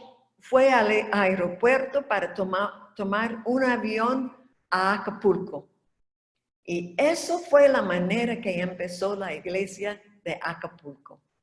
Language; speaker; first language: Spanish; non-native, fluent; English